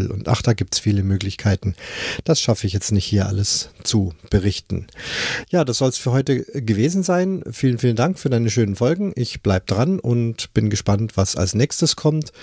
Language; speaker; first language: German; native; German